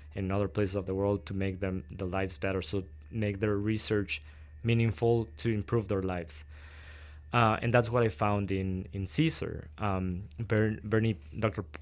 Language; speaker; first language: English; non-native, fluent; Spanish